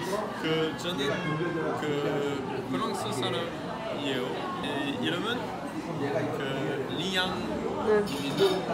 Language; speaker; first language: Korean; non-native, learner; French